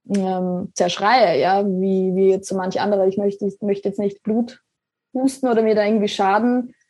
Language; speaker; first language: German; native; German